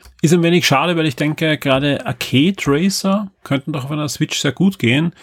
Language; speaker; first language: German; native; German